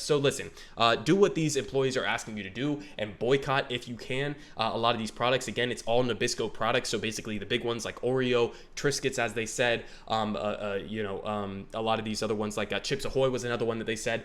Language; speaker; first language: English; native; English